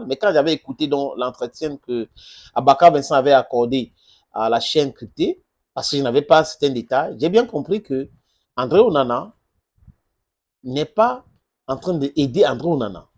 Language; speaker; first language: French; non-native, local second language; English